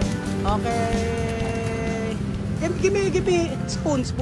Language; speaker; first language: English; non-native, learner; Filipino